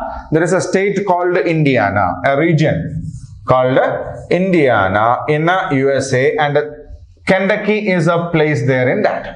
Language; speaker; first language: English; non-native, local second language; Telugu